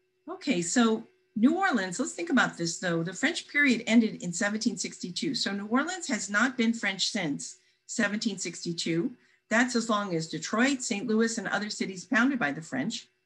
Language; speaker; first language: English; native; English